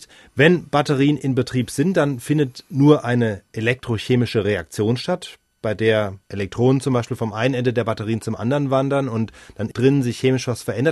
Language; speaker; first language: German; native; German